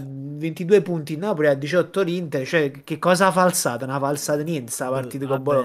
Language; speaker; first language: Italian; native; Italian